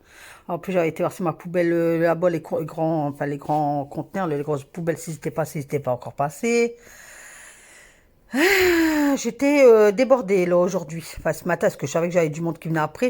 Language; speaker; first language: French; native; French